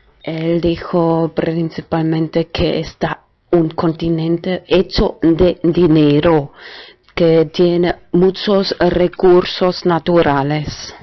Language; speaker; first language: Spanish; non-native, fluent; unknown